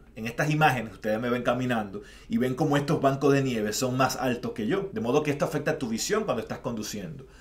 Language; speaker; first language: Spanish; native; Spanish